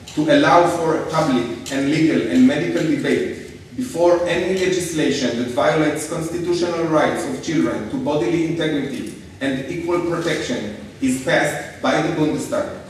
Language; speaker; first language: English; non-native, fluent; Hebrew